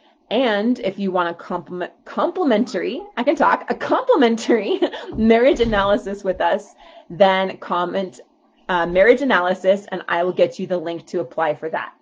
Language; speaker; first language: English; native; English